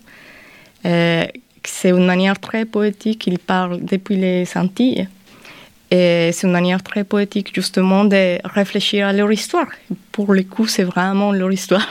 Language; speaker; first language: French; non-native, fluent; Spanish